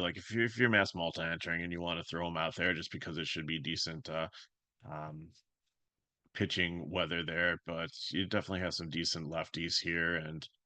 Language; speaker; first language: English; native; English